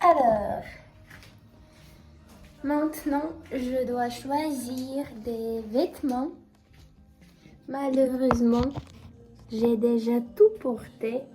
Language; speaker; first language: French; non-native, learner; Russian